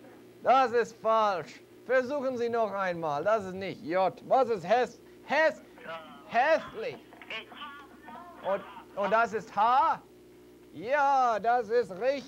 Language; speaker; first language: German; non-native, learner; English